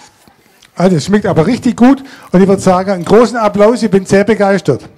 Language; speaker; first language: German; native; German